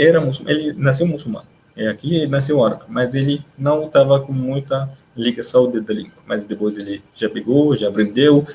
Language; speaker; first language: Portuguese; non-native, learner; Arabic